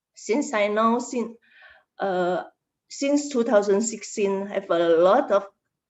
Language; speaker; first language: English; non-native, learner; Indonesian